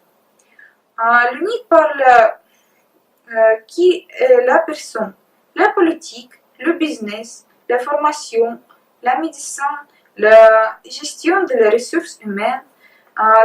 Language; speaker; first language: French; non-native, learner; Russian